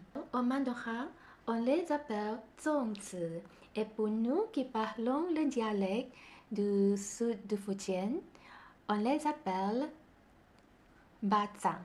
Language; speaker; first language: French; non-native, learner; Malay